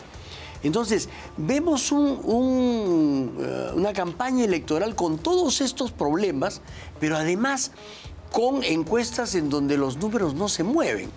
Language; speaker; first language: Spanish; native; Spanish